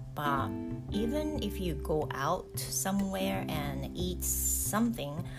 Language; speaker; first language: English; non-native, fluent; Japanese